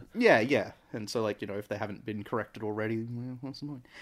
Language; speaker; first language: English; native; English